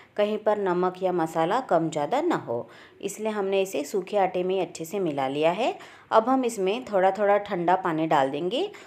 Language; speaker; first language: Hindi; native; Hindi